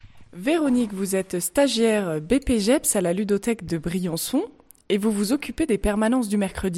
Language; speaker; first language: French; native; French